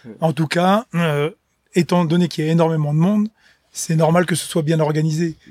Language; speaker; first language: French; native; French